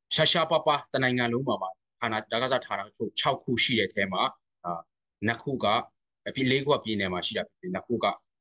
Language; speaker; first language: Burmese; native; Burmese